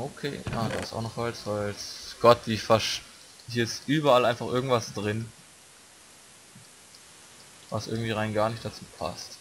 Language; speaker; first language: German; native; German